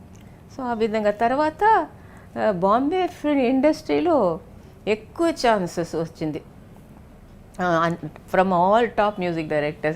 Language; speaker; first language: Telugu; non-native, local second language; Tamil